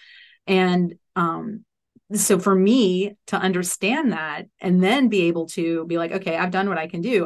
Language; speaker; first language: English; native; English